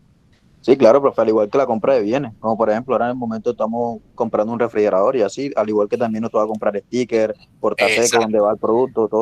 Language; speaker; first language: Spanish; native; Spanish